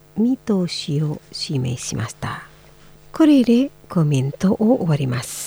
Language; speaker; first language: Japanese; non-native, fluent; Indonesian